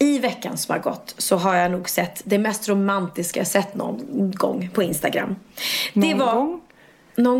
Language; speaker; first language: Swedish; native; Swedish